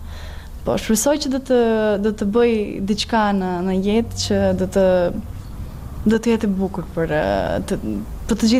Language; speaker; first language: Albanian; non-native, learner; Serbian